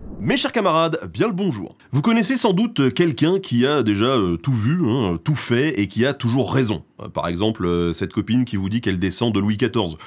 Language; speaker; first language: French; native; French